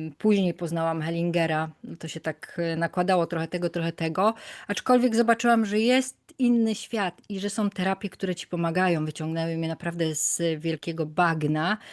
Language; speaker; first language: Polish; native; Polish